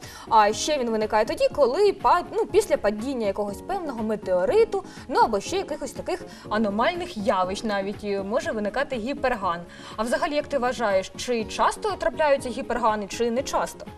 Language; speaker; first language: Ukrainian; native; Ukrainian